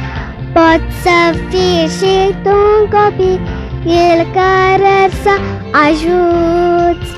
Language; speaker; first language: Romanian; early bilingual, heritage; Romanian